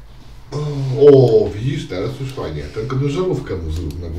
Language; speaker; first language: Polish; native; Polish